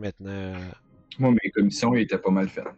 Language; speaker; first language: French; native; French